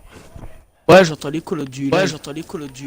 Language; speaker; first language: French; native; French